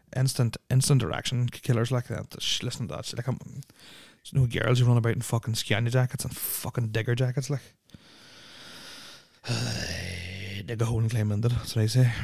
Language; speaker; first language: English; native; English